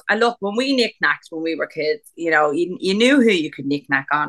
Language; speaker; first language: English; native; English